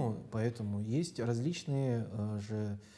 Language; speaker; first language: Russian; native; Russian